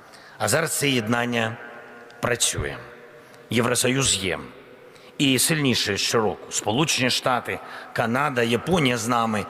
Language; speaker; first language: Ukrainian; non-native, local second language; Russian